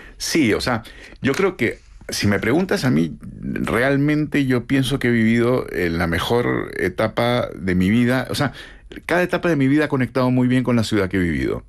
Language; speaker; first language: Spanish; native; Spanish